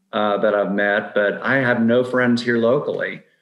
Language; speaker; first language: English; native; English